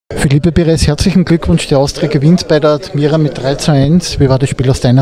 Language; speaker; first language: German; native; German